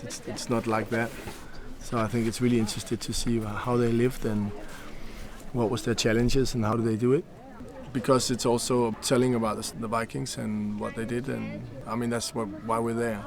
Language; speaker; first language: English; non-native, fluent; Danish